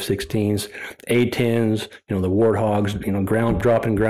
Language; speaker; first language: English; native; English